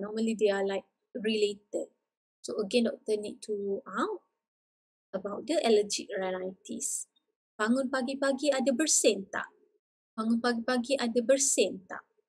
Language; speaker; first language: English; non-native, local second language; Malay